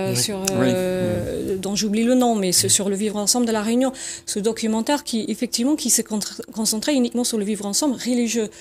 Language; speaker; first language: French; non-native, fluent; English